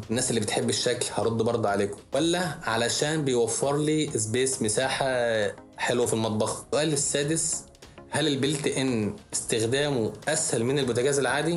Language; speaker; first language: Arabic; native; Arabic